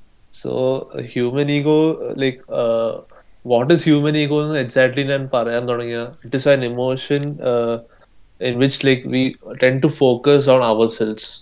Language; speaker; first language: English; non-native, local second language; Malayalam